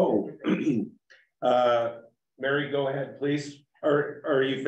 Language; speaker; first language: English; native; English